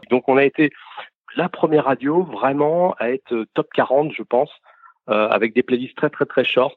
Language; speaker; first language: French; native; French